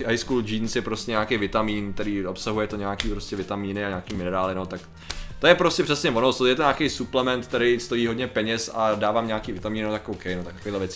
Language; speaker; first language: Czech; native; Czech